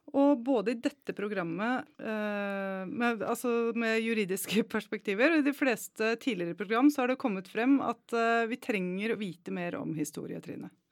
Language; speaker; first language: Norwegian; native; Norwegian